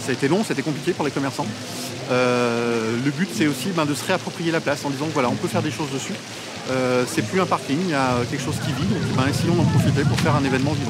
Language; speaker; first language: French; native; French